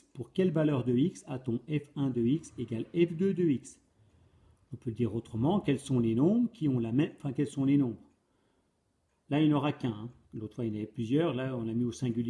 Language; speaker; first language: French; native; French